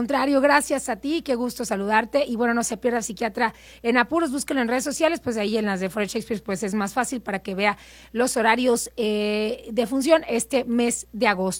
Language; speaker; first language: Spanish; native; Spanish